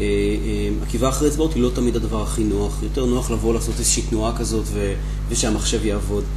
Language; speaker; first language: Hebrew; native; Hebrew